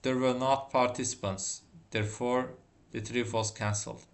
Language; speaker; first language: English; non-native, fluent; Azerbaijani